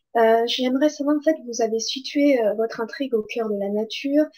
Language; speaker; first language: French; native; French